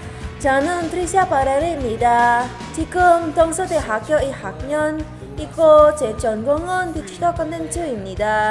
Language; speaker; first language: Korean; non-native, learner; Indonesian